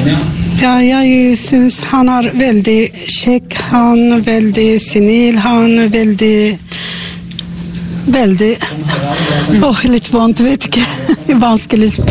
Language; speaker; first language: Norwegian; non-native, learner; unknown